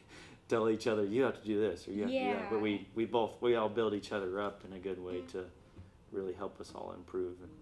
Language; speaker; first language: English; native; English